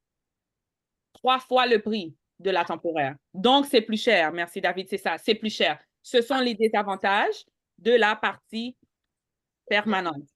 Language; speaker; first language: French; native; French